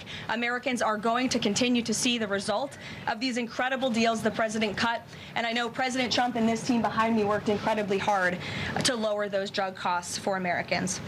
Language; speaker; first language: English; native; English